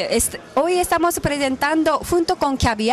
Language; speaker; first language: Spanish; non-native, fluent; Japanese